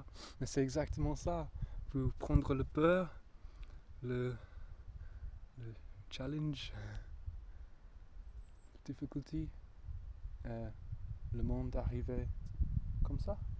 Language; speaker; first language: French; non-native, learner; English